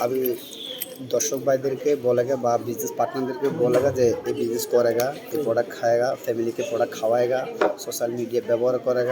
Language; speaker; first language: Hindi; non-native, learner; Bangla